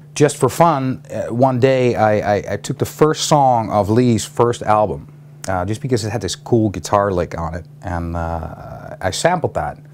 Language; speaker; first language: English; non-native, fluent; Dutch